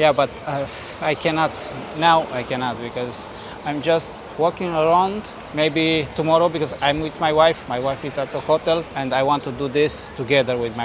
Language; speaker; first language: English; non-native, learner; Romanian